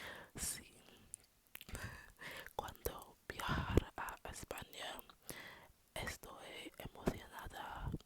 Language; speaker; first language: Spanish; non-native, learner; English